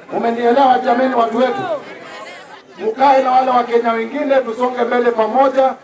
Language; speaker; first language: Swahili; non-native, local second language; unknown